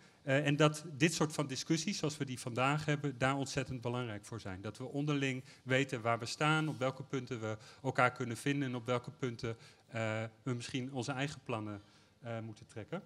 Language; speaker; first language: Dutch; native; Dutch